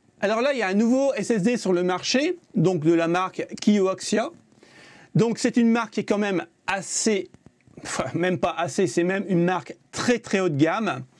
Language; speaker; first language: French; native; French